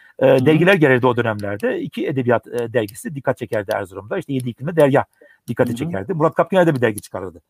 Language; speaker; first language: Turkish; early bilingual, heritage; Turkish